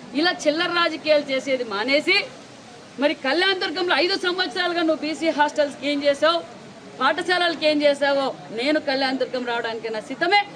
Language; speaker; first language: Telugu; native; Telugu